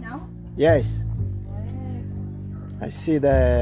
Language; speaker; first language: English; non-native, learner; Italian